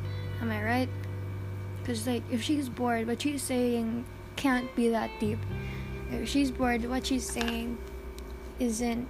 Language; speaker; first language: English; non-native, local second language; Filipino